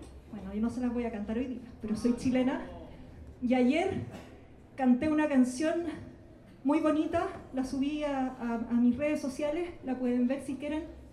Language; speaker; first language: Spanish; native; Spanish